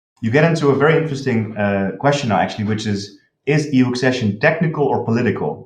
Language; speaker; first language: English; non-native, fluent; Dutch